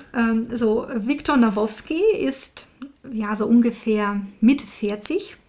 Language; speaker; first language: German; non-native, fluent; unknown